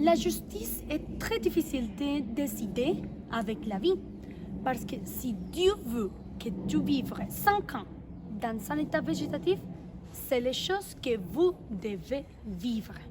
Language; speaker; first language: French; non-native, learner; Spanish